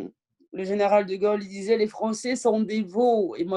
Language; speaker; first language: French; early bilingual, other home language; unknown